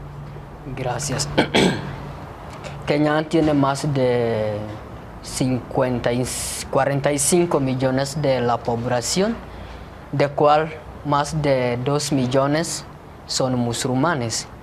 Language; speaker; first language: Spanish; non-native, fluent; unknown